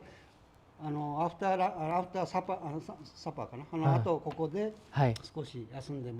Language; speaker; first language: Japanese; native; Japanese